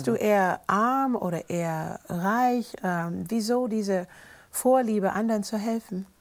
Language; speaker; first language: German; non-native, fluent; English